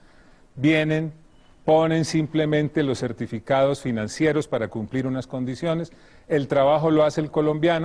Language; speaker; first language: Spanish; native; Spanish